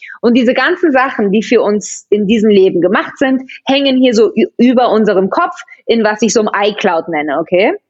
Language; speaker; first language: German; early bilingual, heritage; German